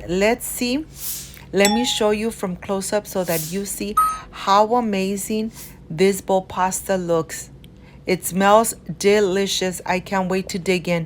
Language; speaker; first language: English; non-native, fluent; Spanish